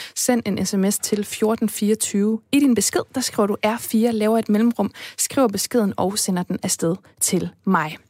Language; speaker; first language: Danish; native; Danish